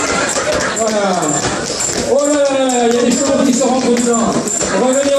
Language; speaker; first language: French; native; French